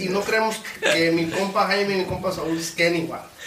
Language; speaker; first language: Spanish; early bilingual, heritage; Spanish